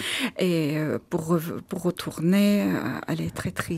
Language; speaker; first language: French; non-native, learner; Armenian